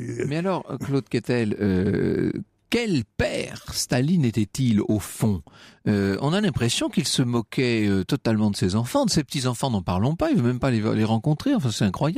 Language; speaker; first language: French; native; French